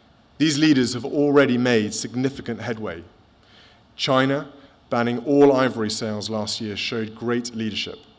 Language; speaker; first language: English; native; English